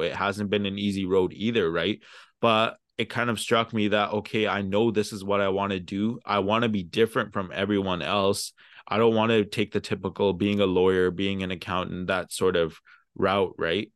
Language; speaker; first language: English; early bilingual, other home language; Punjabi